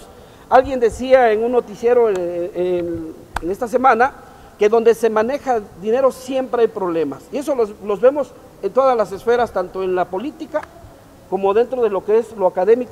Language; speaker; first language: Spanish; native; Spanish